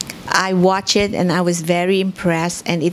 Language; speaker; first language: English; non-native, fluent; Indonesian